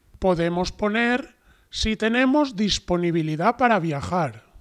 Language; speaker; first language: Spanish; native; Spanish